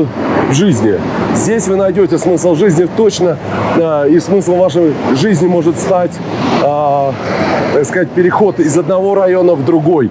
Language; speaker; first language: Russian; native; Russian